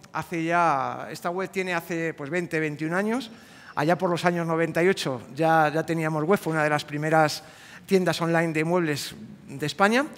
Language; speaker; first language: Spanish; native; Spanish